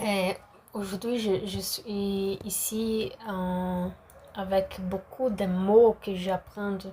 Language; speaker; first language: French; non-native, learner; Portuguese